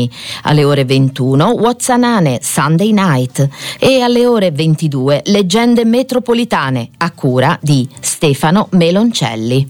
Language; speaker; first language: Italian; native; Italian